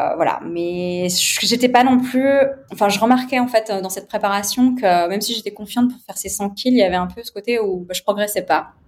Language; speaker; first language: French; native; French